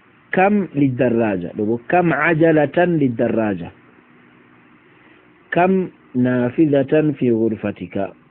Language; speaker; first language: Arabic; non-native, fluent; Fula